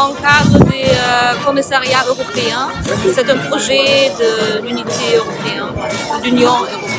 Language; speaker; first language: French; non-native, fluent; German